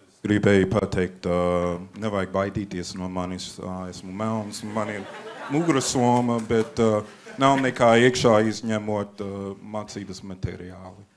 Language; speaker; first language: Latvian; non-native, fluent; English